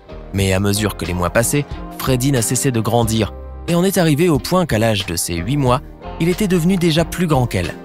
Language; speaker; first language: French; native; French